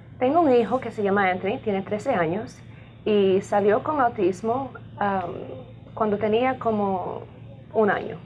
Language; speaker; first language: Spanish; early bilingual, heritage; Spanish